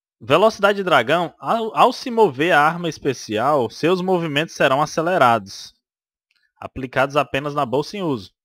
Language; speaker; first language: Portuguese; native; Portuguese